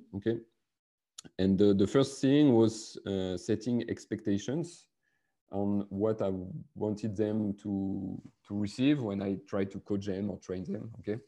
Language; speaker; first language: English; non-native, fluent; French